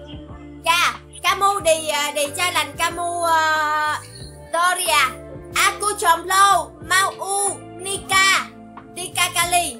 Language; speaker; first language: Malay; non-native, learner; Vietnamese